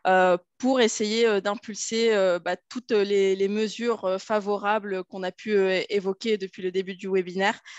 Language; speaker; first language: French; native; French